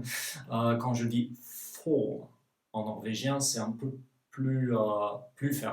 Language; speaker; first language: French; non-native, fluent; Norwegian